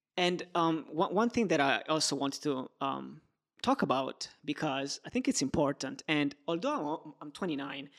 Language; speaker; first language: English; non-native, fluent; Italian